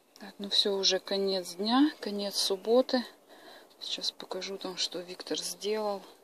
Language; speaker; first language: Russian; native; Russian